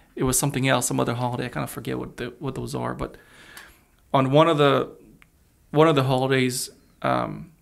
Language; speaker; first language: English; early bilingual, other home language; Russian